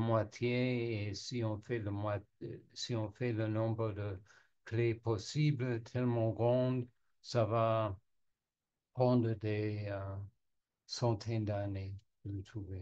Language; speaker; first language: French; non-native, learner; English